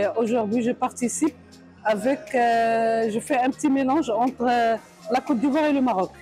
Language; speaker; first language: French; non-native, local second language; Arabic